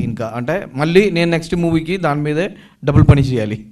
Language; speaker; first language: Telugu; non-native, learner; Malayalam